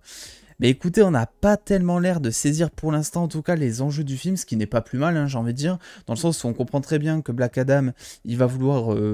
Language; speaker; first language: French; native; French